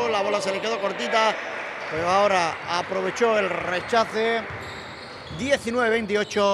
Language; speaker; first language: Spanish; native; Spanish